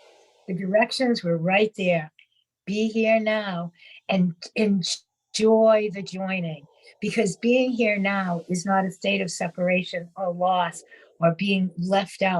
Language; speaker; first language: English; native; English